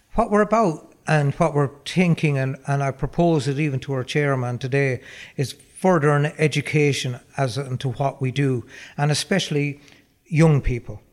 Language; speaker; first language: English; native; English